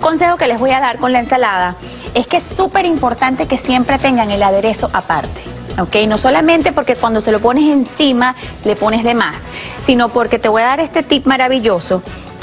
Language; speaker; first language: Spanish; native; Spanish